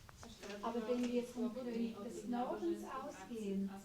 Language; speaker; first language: German; non-native, fluent; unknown